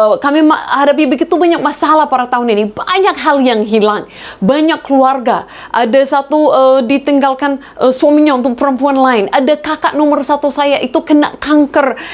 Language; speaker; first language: Indonesian; non-native, fluent; English